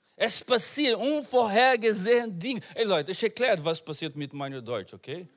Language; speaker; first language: German; non-native, learner; Portuguese